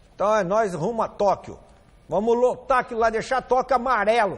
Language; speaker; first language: Portuguese; native; Portuguese